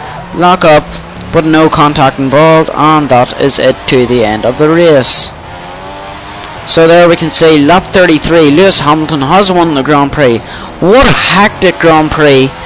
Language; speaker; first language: English; native; English